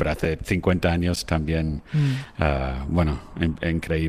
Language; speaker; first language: Spanish; non-native, fluent; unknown